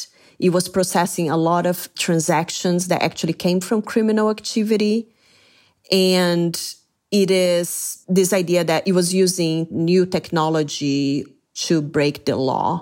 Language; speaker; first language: English; non-native, fluent; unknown